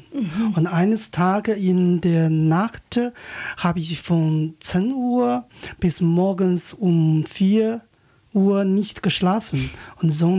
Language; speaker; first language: German; non-native, learner; Chinese